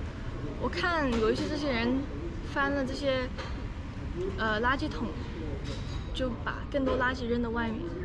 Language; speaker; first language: Chinese; early bilingual, other home language; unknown